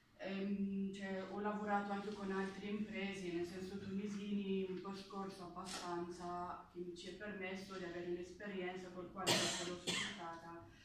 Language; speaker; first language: Italian; non-native, fluent; Arabic